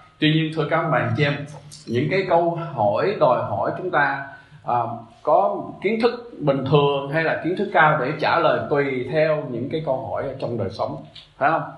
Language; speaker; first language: Vietnamese; native; Vietnamese